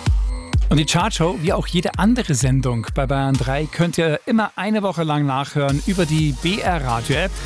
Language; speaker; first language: German; native; German